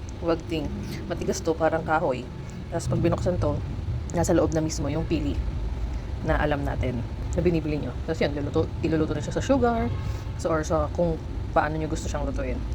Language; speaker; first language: Filipino; non-native, local second language; Bikol